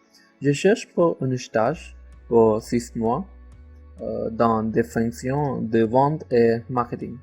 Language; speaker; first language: French; non-native, learner; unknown